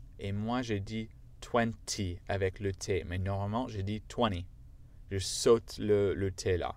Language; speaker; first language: French; non-native, fluent; English